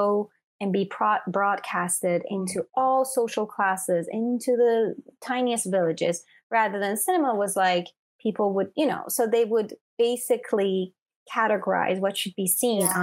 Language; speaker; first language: English; non-native, fluent; Persian